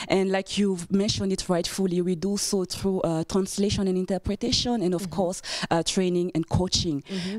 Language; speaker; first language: English; non-native, fluent; French